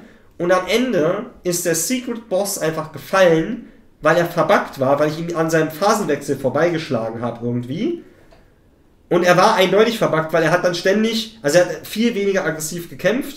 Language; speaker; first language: German; native; German